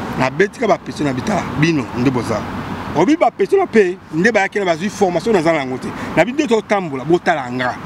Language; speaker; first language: Lingala; non-native, local second language; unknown